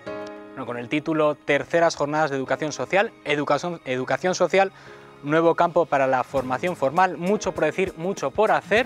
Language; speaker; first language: Spanish; native; Spanish